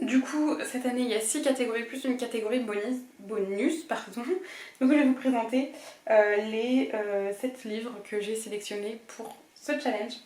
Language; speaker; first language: French; native; French